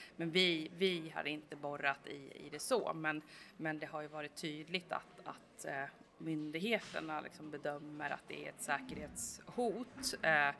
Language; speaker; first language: Swedish; native; Swedish